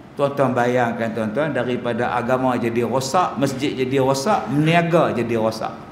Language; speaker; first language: Malay; native; Malay